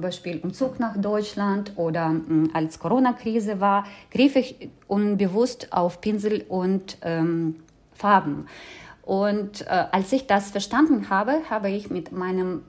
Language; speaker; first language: German; non-native, fluent; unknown